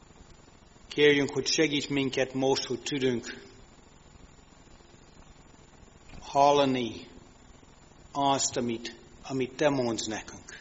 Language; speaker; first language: Hungarian; non-native, fluent; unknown